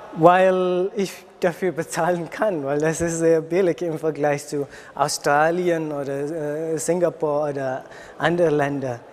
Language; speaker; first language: German; non-native, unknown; Indonesian